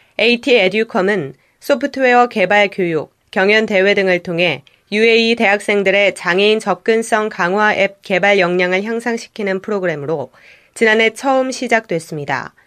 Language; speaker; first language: Korean; native; Korean